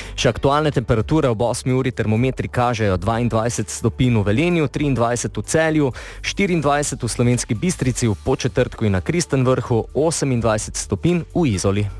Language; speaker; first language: Slovenian; native; Slovenian